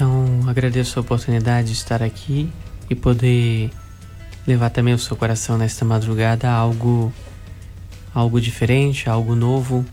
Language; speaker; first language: Portuguese; native; Portuguese